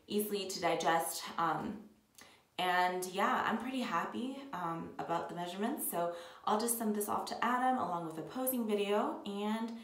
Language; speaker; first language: English; native; English